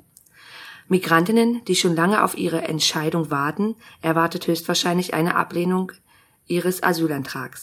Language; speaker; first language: German; native; German